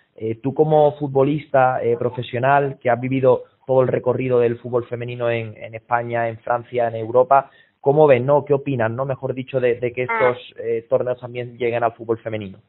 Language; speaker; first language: Spanish; native; Spanish